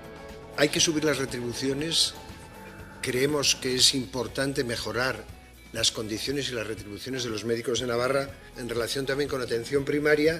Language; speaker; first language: Spanish; native; Spanish